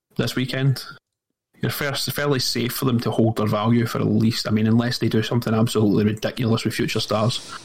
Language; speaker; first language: English; native; English